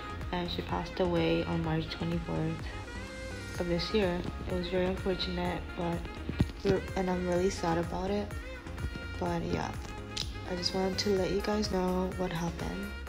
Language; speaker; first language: English; early bilingual, other home language; Japanese